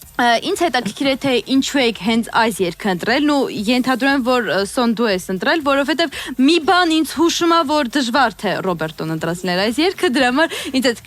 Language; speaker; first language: Armenian; native; Armenian